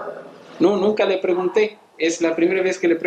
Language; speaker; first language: Spanish; native; Spanish